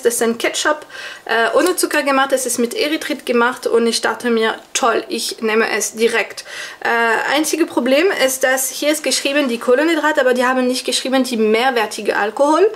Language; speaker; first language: German; non-native, fluent; French